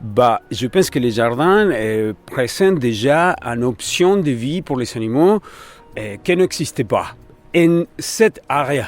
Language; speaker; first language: French; non-native, fluent; Spanish